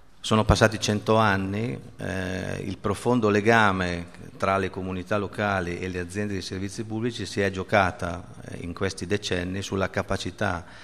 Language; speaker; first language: Italian; native; Italian